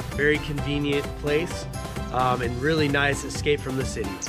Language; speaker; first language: English; native; English